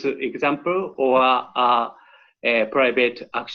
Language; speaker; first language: English; non-native, learner; Japanese